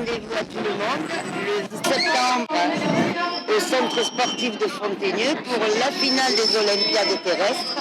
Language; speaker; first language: French; native; French